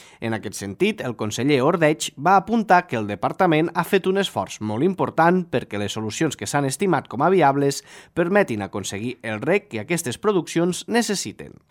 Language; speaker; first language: Catalan; native; Catalan